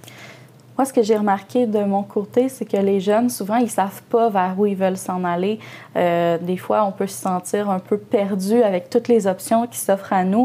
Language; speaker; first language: French; native; French